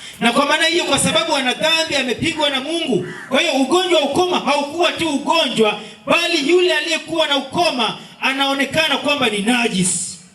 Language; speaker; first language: Swahili; non-native, local second language; Luo (Kenya and Tanzania)